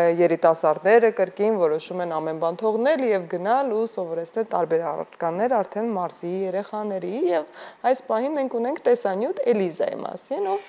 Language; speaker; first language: Armenian; native; Armenian